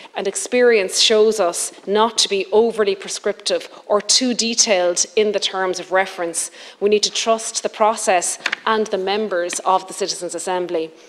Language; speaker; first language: English; native; English